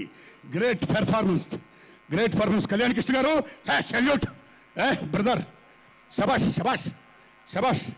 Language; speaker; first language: Telugu; native; Telugu